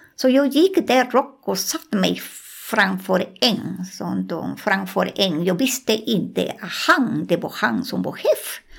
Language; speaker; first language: Swedish; non-native, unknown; Spanish